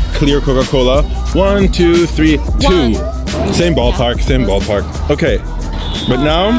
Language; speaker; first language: English; non-native, fluent; German